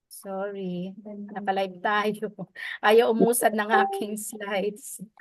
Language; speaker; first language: Filipino; non-native, local second language; Waray